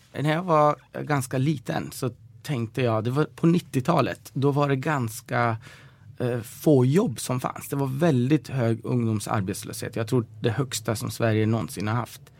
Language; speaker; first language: Swedish; early bilingual, other home language; Persian